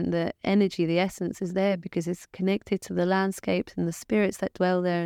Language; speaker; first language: English; native; English